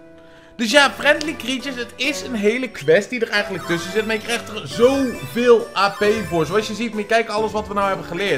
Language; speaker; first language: Dutch; native; Dutch